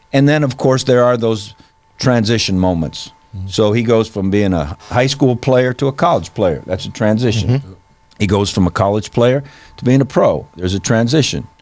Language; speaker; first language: English; native; English